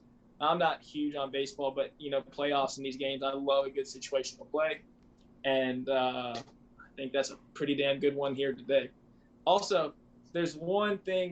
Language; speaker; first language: English; native; English